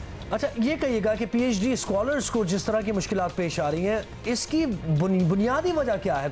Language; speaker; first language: Urdu; native; Urdu